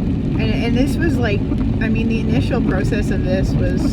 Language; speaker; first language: English; native; English